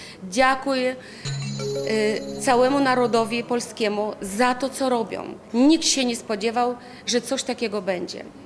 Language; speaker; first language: Polish; non-native, fluent; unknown